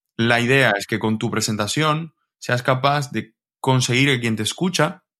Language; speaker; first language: Spanish; native; Spanish